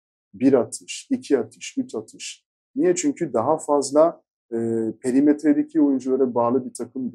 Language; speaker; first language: Turkish; non-native, fluent; French